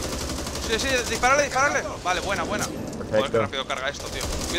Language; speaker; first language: Spanish; native; Spanish